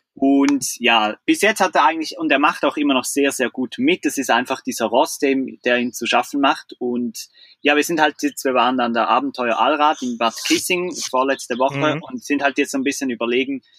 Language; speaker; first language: German; native; German